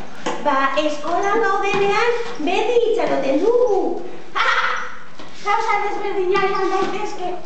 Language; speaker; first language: Basque; non-native, learner; Spanish